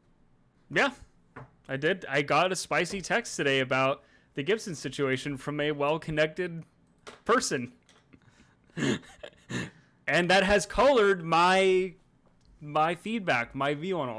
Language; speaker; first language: English; native; English